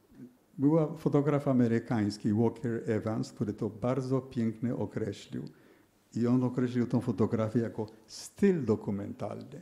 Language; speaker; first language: Polish; early bilingual, heritage; Polish